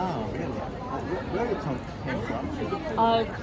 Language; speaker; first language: English; non-native, learner; Korean